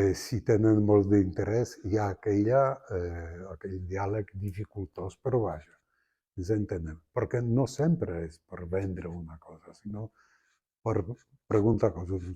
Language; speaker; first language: Catalan; non-native, fluent; Polish